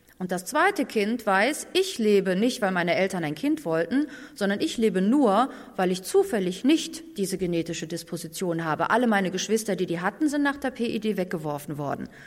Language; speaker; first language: German; native; German